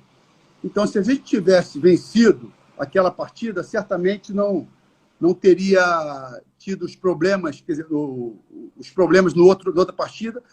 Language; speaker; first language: Portuguese; native; Portuguese